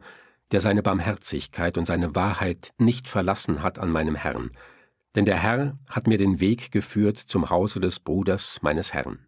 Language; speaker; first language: German; native; German